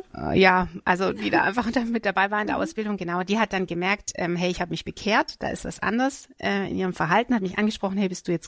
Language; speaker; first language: German; native; German